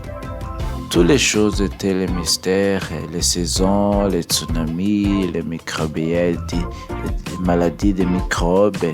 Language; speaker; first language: French; non-native, learner; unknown